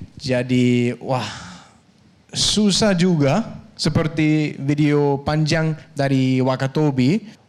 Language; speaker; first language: Indonesian; non-native, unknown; Danish